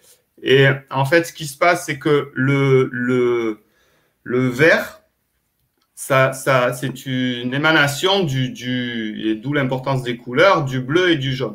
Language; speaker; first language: French; native; French